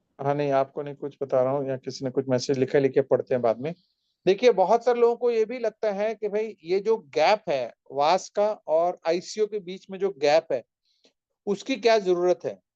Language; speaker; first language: Hindi; non-native, local second language; Marathi